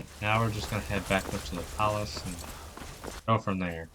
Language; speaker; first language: English; native; English